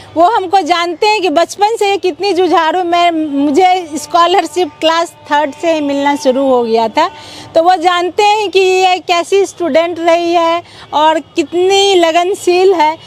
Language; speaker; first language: Hindi; native; Hindi